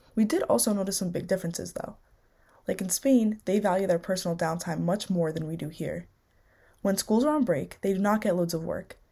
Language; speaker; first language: English; native; English